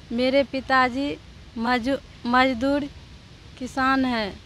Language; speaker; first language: Hindi; native; Hindi